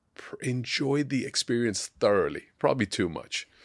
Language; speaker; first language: English; non-native, local second language; Sindhi